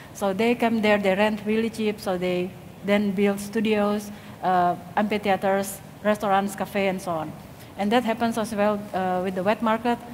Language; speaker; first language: English; non-native, fluent; Indonesian